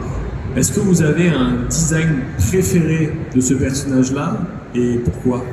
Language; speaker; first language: French; native; French